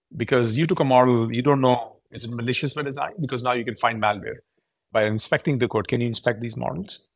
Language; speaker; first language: English; non-native, local second language; Urdu